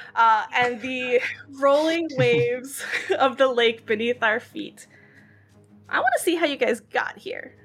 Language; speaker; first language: English; non-native, fluent; Hebrew